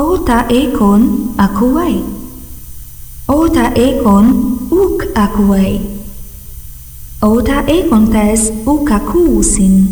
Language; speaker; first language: Greek; non-native, fluent; Portuguese